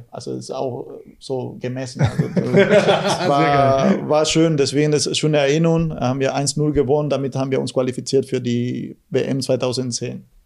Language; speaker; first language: German; non-native, fluent; Guarani